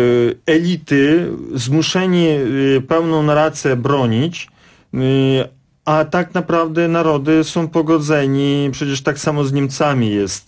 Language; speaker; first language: Polish; non-native, fluent; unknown